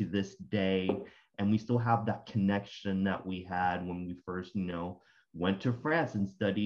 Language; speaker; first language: English; non-native, fluent; Spanish